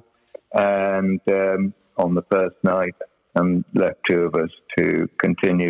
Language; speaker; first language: English; native; English